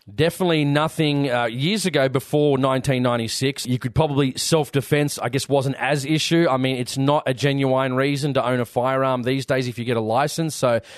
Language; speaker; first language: English; native; English